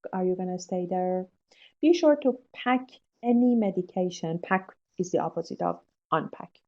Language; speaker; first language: English; non-native, fluent; Persian